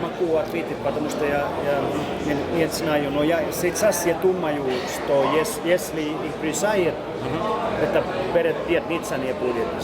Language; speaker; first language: Russian; non-native, learner; Finnish